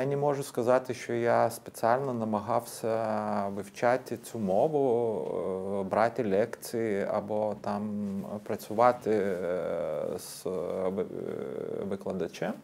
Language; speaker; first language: Ukrainian; non-native, fluent; Lithuanian